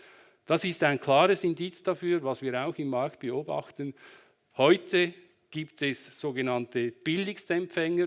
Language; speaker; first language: German; native; German